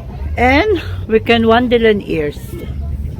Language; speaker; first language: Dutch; non-native, learner; Filipino